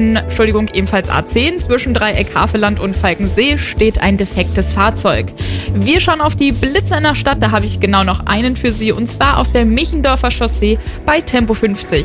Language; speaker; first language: German; native; German